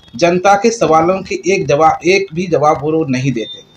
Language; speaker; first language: Hindi; non-native, local second language; Marathi